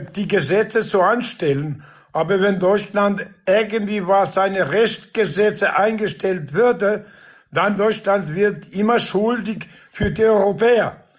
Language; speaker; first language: German; non-native, fluent; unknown